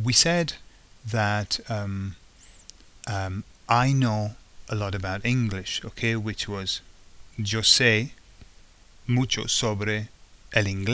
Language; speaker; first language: Spanish; non-native, fluent; English